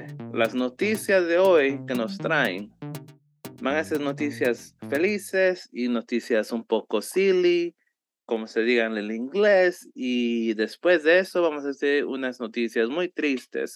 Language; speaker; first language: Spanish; early bilingual, heritage; Spanish